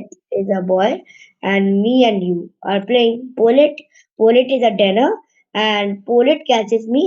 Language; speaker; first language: English; non-native, learner; Hindi